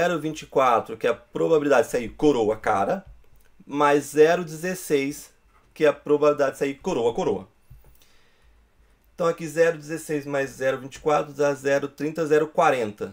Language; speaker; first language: Portuguese; native; Portuguese